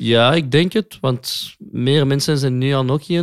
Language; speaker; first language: Dutch; non-native, local second language; French